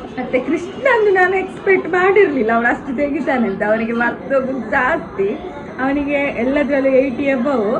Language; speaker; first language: Kannada; non-native, local second language; Tulu